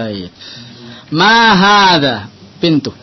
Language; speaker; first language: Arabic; non-native, fluent; Indonesian